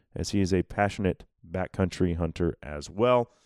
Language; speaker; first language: English; native; English